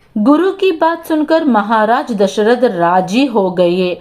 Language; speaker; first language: Hindi; non-native, local second language; Telugu